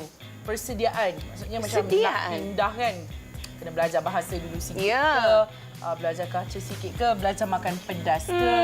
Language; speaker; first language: Malay; native; Malay